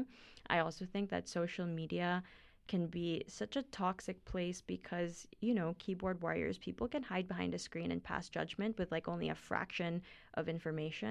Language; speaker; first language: English; non-native, local second language; Filipino